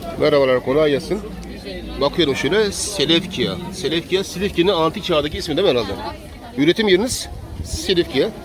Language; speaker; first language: Turkish; native; Turkish